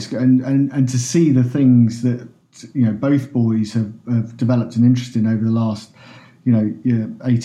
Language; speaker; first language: English; native; English